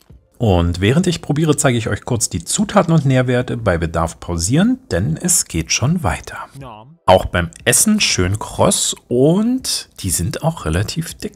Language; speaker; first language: German; native; German